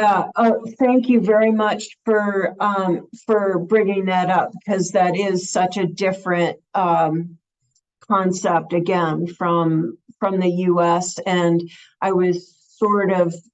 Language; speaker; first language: English; native; English